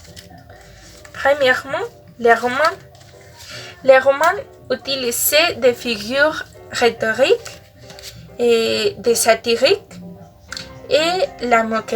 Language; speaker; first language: French; non-native, learner; Spanish